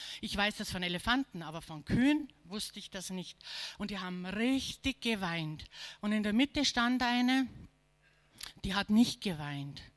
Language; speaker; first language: German; native; German